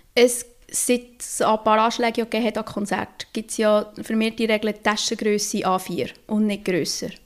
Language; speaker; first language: German; native; German